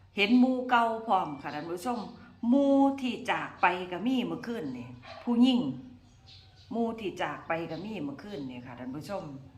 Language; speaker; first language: Thai; native; Thai